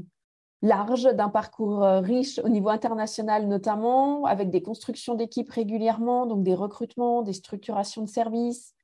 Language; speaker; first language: French; native; French